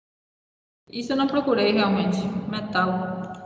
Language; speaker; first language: Portuguese; non-native, fluent; Spanish